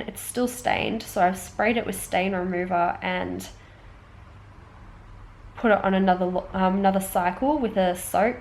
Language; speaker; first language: English; native; English